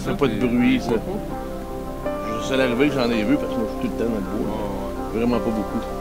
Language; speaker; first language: French; native; French